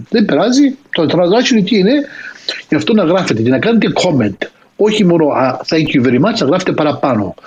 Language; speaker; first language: Greek; early bilingual, heritage; Greek